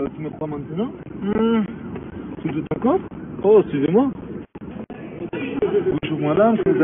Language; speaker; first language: French; non-native, learner; Spanish